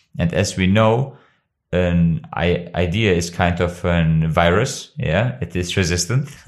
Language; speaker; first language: English; non-native, fluent; Albanian